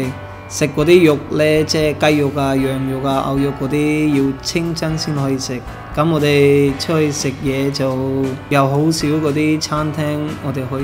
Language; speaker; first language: Cantonese; early bilingual, other home language; Urdu